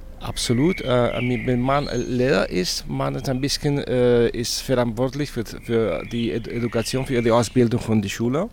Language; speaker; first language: German; non-native, fluent; Spanish